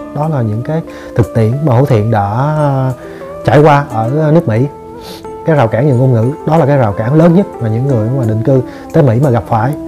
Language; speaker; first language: Vietnamese; native; Vietnamese